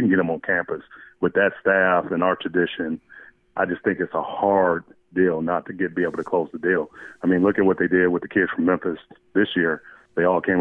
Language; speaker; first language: English; native; English